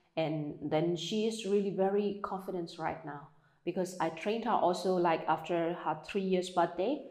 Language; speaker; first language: English; non-native, fluent; Burmese